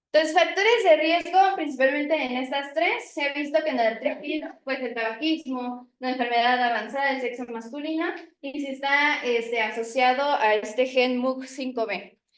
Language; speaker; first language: Spanish; native; Spanish